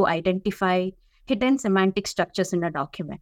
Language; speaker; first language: English; non-native, local second language; Tamil